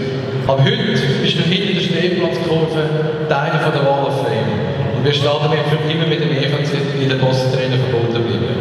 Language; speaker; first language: German; native; German